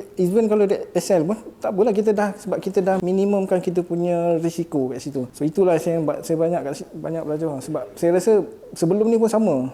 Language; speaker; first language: Malay; native; Malay